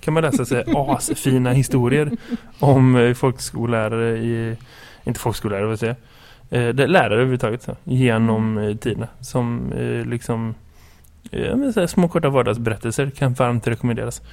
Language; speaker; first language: Swedish; native; Swedish